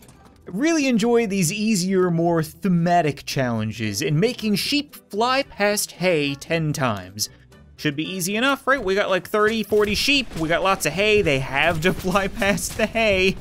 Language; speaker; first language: English; native; English